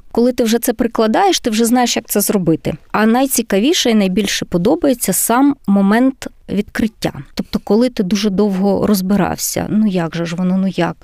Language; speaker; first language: Ukrainian; native; Ukrainian